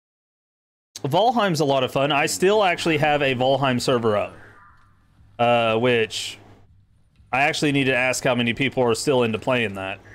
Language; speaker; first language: English; native; English